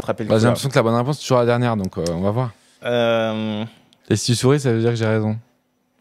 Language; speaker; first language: French; native; French